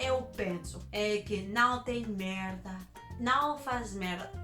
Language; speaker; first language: Portuguese; non-native, learner; Danish